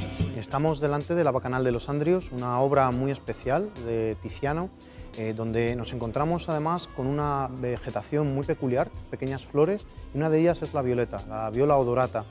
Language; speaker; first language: Spanish; native; Spanish